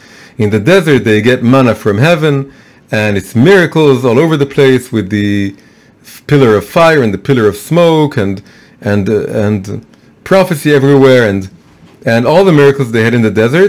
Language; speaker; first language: English; non-native, fluent; Hebrew